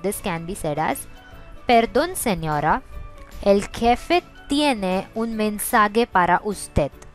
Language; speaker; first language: Spanish; non-native, fluent; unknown